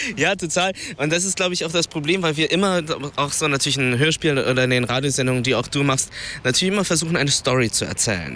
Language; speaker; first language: German; early bilingual, other home language; Vietnamese